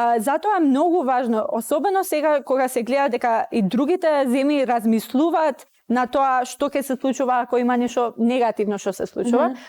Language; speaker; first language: Macedonian; non-native, local second language; Albanian